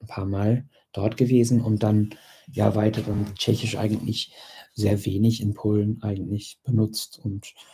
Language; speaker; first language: German; non-native, fluent; English